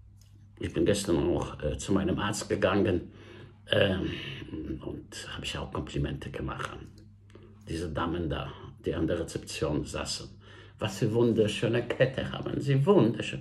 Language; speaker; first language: German; non-native, fluent; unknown